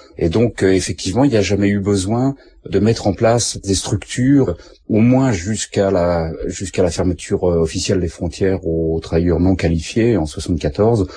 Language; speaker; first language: French; native; French